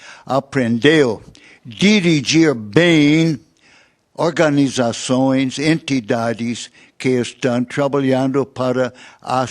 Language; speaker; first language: Portuguese; non-native, fluent; English